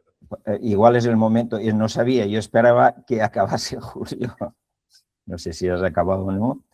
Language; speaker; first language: Spanish; native; Spanish